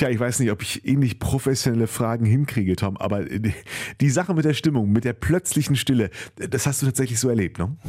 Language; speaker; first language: German; native; German